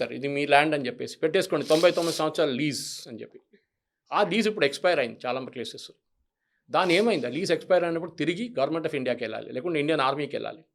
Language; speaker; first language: Telugu; non-native, local second language; Malayalam